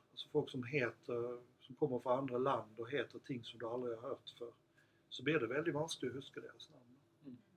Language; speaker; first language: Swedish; native; Swedish